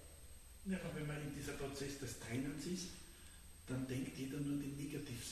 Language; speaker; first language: German; native; German